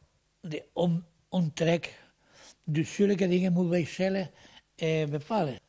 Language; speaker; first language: Dutch; non-native, learner; Spanish